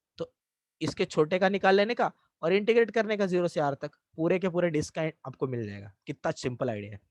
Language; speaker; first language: Hindi; non-native, local second language; Marathi